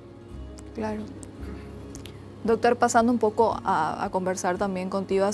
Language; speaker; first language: Spanish; native; Spanish